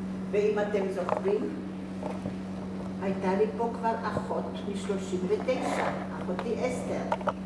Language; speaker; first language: Hebrew; non-native, fluent; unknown